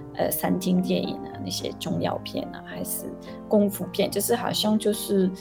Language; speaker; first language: Chinese; non-native, fluent; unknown